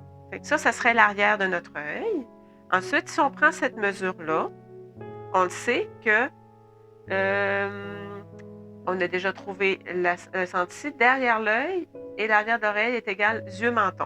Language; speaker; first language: French; native; French